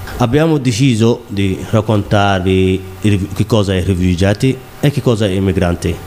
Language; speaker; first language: Italian; non-native, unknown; Somali